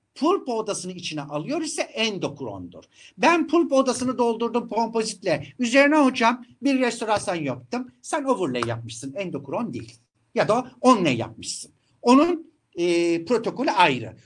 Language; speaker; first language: Turkish; native; Turkish